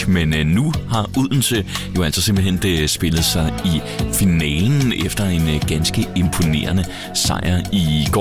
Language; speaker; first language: Danish; native; Danish